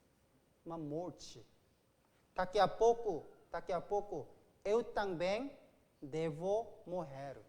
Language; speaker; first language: Portuguese; non-native, fluent; Korean